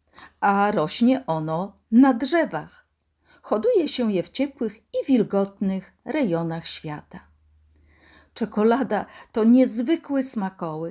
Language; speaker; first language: Polish; native; Polish